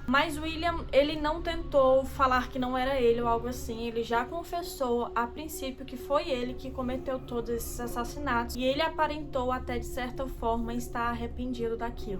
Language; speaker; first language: Portuguese; native; Portuguese